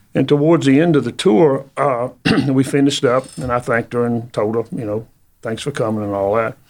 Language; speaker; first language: English; native; English